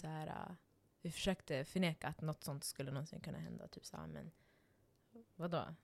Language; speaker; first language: Swedish; non-native, local second language; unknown